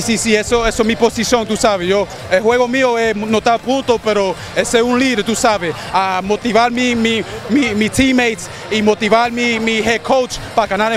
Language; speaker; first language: Spanish; non-native, learner; English